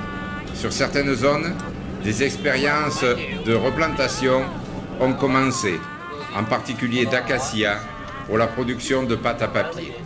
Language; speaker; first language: French; native; French